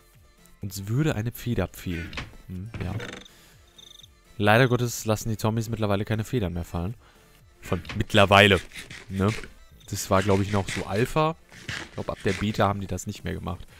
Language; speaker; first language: German; native; German